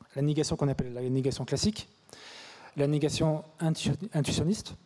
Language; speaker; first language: French; native; French